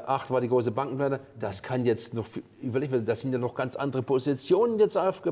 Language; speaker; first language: German; native; German